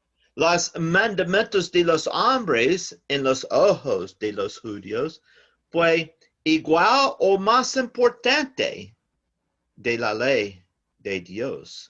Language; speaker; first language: Spanish; non-native, learner; English